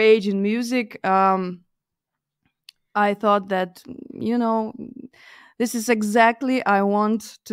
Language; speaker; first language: English; non-native, fluent; Russian